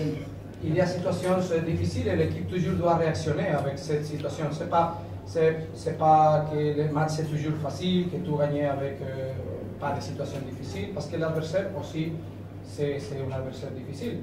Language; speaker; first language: French; non-native, learner; Spanish